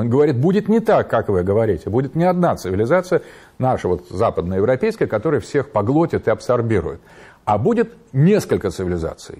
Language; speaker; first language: Russian; native; Russian